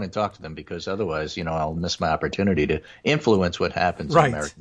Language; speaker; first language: English; native; English